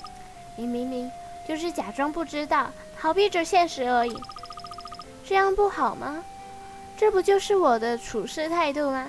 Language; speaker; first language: Chinese; native; Chinese